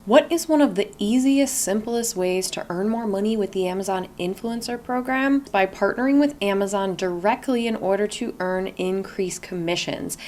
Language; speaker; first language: English; native; English